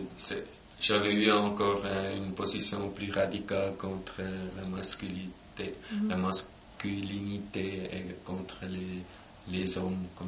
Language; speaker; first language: French; non-native, local second language; German